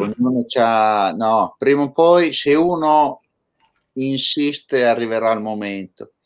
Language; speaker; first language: Italian; native; Italian